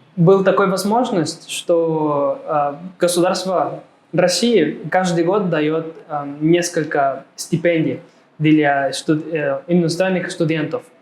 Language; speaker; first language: Russian; non-native, fluent; Spanish